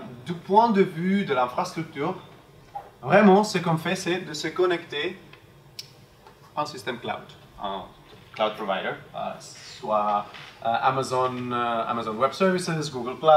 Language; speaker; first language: French; non-native, fluent; Spanish